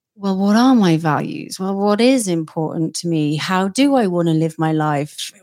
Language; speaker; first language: English; native; English